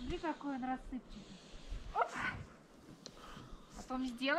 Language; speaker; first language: Russian; native; Russian